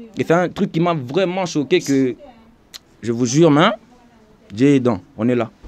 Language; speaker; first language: French; non-native, local second language; Lingala